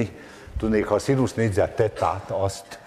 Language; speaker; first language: Hungarian; native; Hungarian